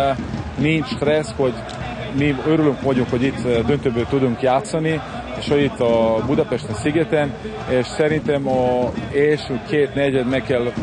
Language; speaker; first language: Hungarian; non-native, learner; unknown